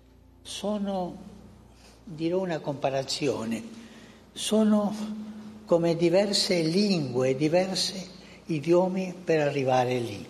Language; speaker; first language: Italian; non-native, fluent; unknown